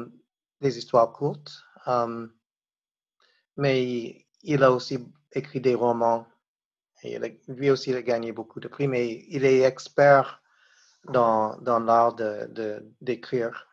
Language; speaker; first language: French; non-native, fluent; English